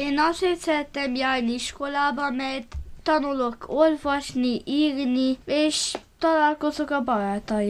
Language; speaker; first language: Hungarian; non-native, local second language; Romanian